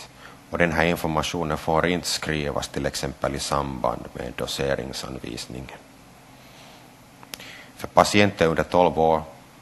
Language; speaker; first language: Swedish; non-native, local second language; Finnish